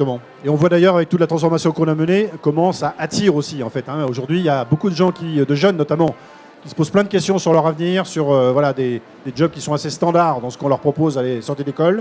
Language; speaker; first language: French; native; French